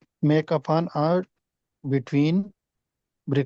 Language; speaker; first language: English; non-native, learner; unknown